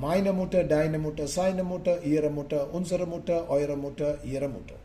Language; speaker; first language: German; non-native, fluent; Sinhala